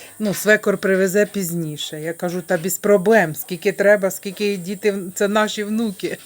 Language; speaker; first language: Ukrainian; native; Ukrainian